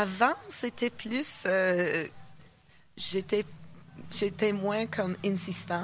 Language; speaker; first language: French; non-native, fluent; English